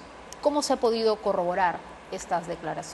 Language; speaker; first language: Spanish; native; Spanish